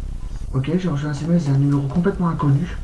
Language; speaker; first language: French; native; French